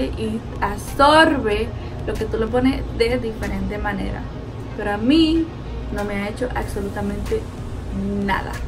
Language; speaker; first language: Spanish; early bilingual, heritage; Spanish